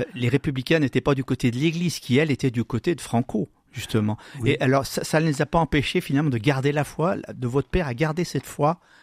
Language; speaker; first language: French; native; French